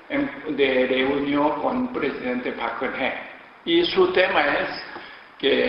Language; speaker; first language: Spanish; non-native, learner; Korean